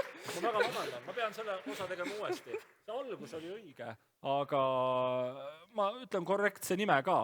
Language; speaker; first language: Estonian; native; Estonian